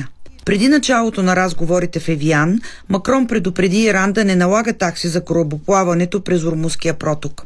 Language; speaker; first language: Bulgarian; native; Bulgarian